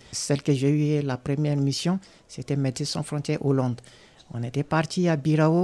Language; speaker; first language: French; non-native, local second language; Sango